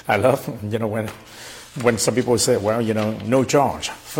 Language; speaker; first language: English; non-native, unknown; Vietnamese